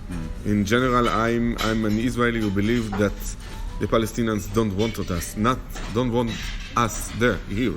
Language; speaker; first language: English; non-native, fluent; Hebrew